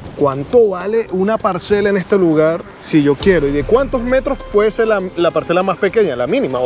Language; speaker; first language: Spanish; native; Spanish